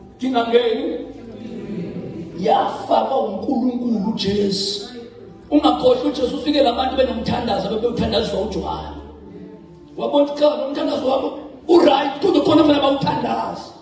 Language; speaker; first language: Zulu; non-native, local second language; Xhosa